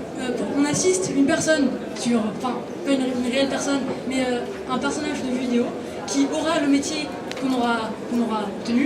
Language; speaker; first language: French; native; French